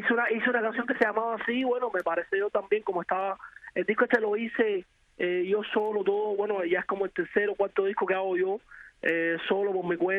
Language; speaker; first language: Spanish; native; Spanish